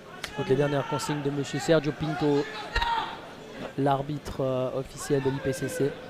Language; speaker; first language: French; native; French